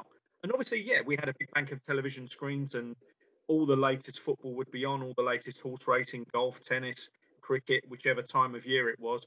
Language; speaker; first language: English; native; English